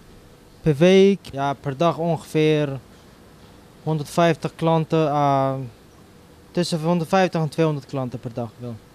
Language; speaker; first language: Dutch; non-native, local second language; Kurdish